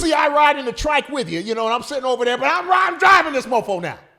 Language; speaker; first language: English; native; English